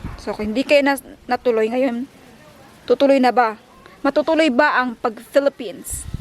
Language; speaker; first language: Filipino; non-native, local second language; Cebuano